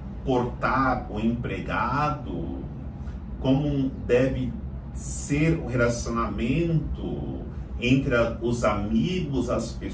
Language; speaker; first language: Portuguese; native; Portuguese